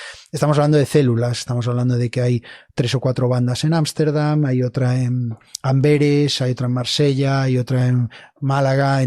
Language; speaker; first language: Spanish; native; Spanish